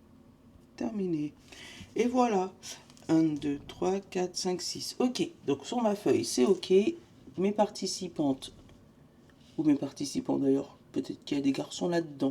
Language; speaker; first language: French; native; French